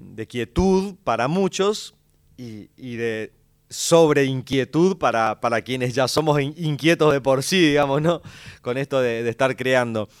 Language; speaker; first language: Spanish; native; Spanish